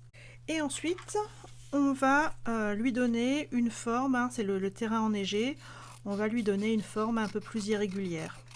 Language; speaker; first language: French; native; French